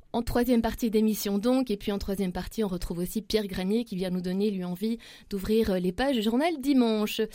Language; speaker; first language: French; native; French